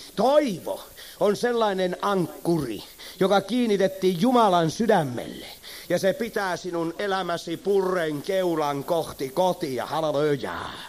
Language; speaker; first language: Finnish; native; Finnish